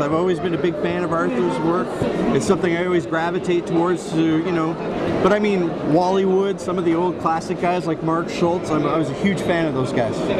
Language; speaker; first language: English; native; English